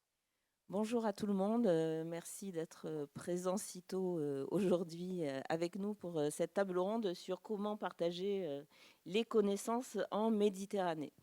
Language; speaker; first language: French; native; French